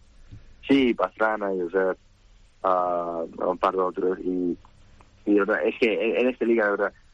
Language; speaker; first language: Spanish; non-native, fluent; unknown